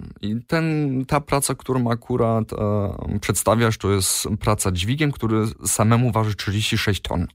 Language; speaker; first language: Polish; early bilingual, heritage; Polish